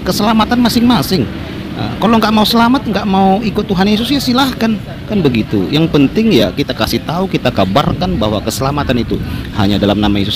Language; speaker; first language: Indonesian; native; Indonesian